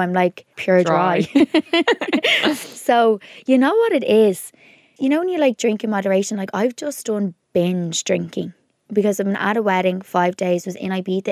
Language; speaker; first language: English; native; English